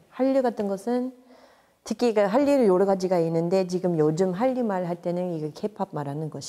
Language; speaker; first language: Korean; non-native, fluent; English